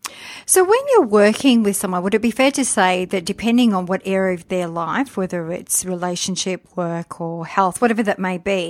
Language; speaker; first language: English; native; English